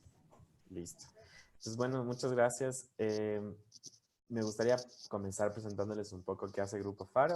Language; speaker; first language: Spanish; native; Spanish